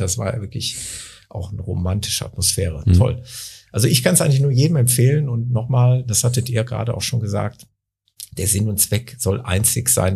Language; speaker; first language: German; native; German